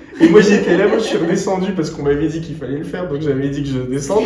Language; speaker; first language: French; native; French